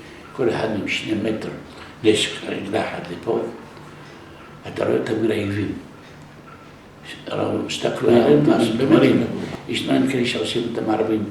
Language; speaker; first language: Hebrew; non-native, local second language; Arabic